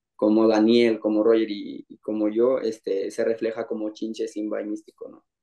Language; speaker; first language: Spanish; native; Spanish